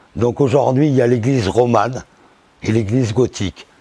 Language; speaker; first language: French; native; French